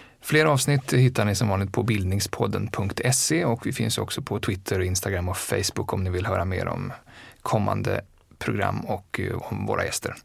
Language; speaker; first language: Swedish; native; Swedish